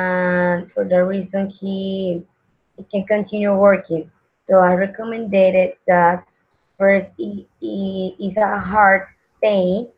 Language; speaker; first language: English; non-native, learner; Spanish